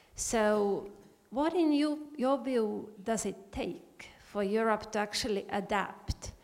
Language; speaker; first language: English; non-native, fluent; Estonian